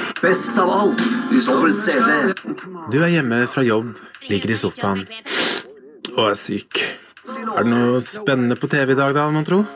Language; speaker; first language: Norwegian; native; Norwegian